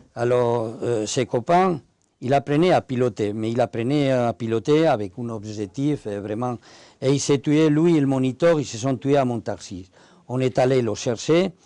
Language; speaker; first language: French; non-native, fluent; Spanish